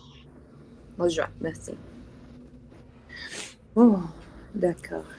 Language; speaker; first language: French; non-native, learner; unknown